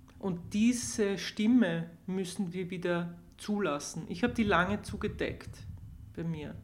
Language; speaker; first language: German; native; German